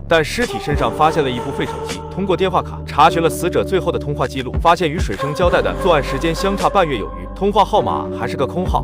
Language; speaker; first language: Chinese; native; Chinese